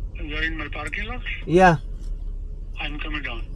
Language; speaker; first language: English; non-native, learner; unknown